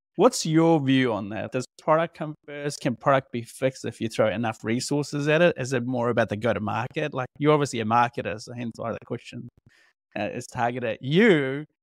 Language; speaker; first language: English; native; English